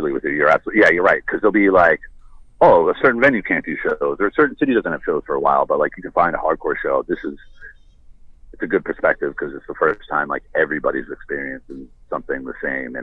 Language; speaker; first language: English; native; English